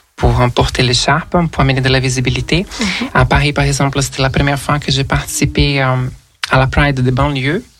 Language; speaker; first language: French; non-native, fluent; Portuguese